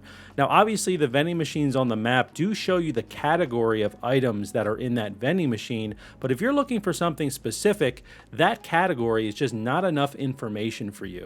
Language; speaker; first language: English; native; English